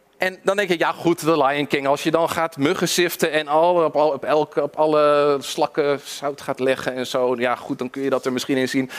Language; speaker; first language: Dutch; early bilingual, other home language; English